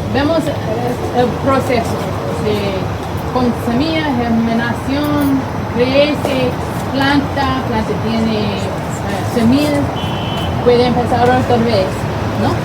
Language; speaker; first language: Spanish; non-native, learner; English